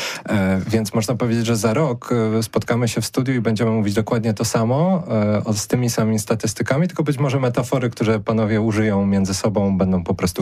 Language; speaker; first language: Polish; native; Polish